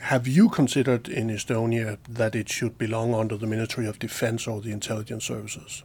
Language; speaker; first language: English; non-native, fluent; Danish